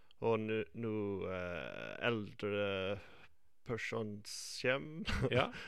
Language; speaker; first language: Norwegian; non-native, fluent; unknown